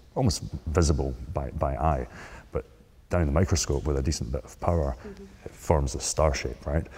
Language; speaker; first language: English; native; English